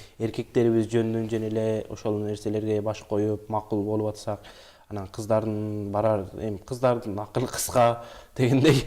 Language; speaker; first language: Kyrgyz; early bilingual, heritage; Kyrgyz